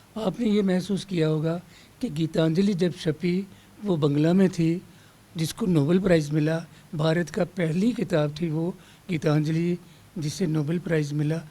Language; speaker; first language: Hindi; non-native, local second language; Dogri